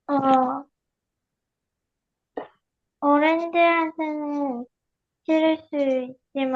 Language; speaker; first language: Korean; early bilingual, heritage; Korean